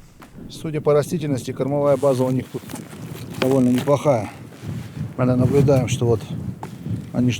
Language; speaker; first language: Russian; native; Russian